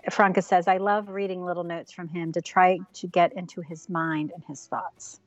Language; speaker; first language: English; native; English